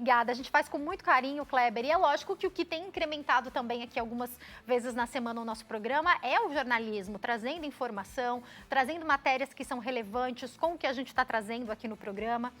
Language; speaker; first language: Portuguese; native; Portuguese